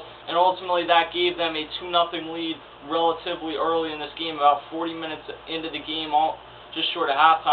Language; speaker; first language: English; native; English